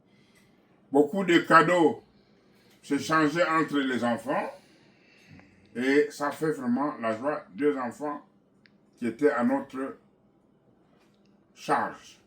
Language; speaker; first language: French; non-native, local second language; Kongo